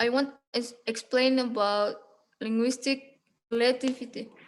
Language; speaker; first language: English; non-native, learner; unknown